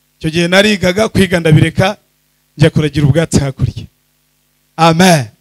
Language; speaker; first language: Kinyarwanda; early bilingual, heritage; Kinyarwanda